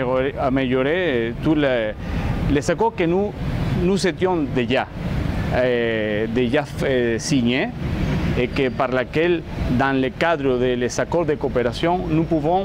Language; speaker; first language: French; non-native, learner; Spanish